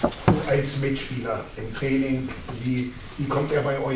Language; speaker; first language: German; native; German